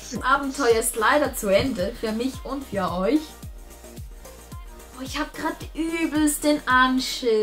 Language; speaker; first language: German; native; German